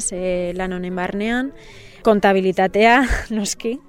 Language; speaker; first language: Basque; native; Basque